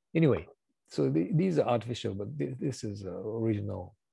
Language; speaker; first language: English; non-native, fluent; Japanese